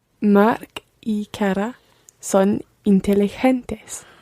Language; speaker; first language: Spanish; non-native, learner; English